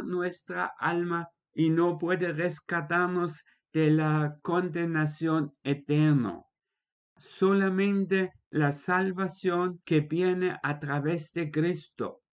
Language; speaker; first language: Spanish; non-native, fluent; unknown